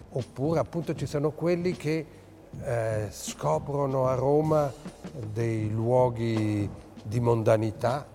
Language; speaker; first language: Italian; early bilingual, other home language; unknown